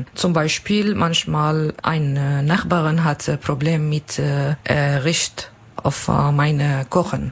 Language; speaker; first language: German; non-native, learner; Kurdish